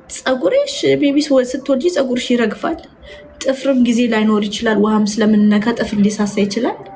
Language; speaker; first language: Amharic; non-native, local second language; Oromo